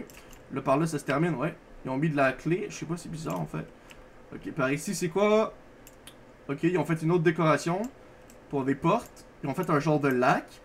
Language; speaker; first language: French; native; French